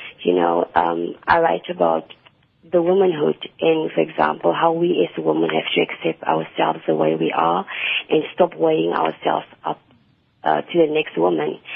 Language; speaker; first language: English; non-native, local second language; Afrikaans